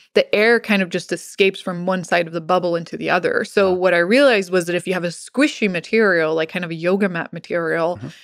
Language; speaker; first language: English; non-native, fluent; Swedish